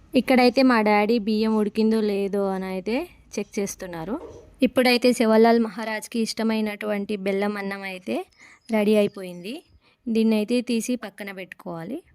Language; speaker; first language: Telugu; non-native, local second language; Lambadi